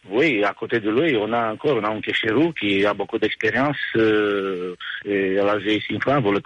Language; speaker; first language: French; non-native, fluent; Romanian